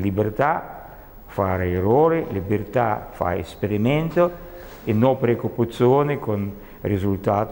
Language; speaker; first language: Italian; non-native, learner; Russian